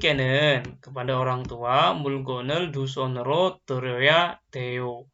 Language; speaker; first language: Korean; non-native, fluent; Indonesian